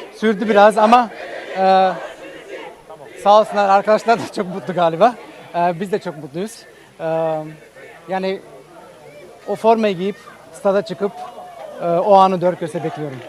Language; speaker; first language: Turkish; early bilingual, heritage; Turkish